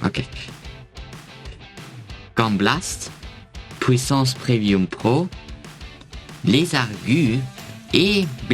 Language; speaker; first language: French; non-native, learner; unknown